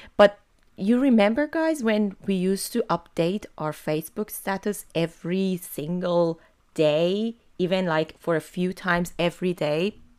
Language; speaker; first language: English; non-native, fluent; Persian